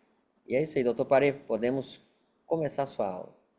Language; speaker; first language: Portuguese; native; Portuguese